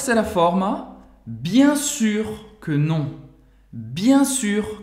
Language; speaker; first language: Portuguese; non-native, fluent; French